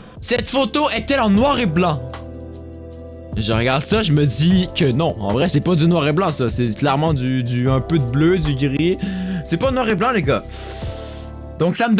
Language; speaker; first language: French; native; French